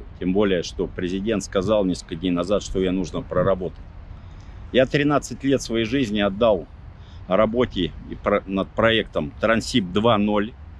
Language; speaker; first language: Russian; native; Russian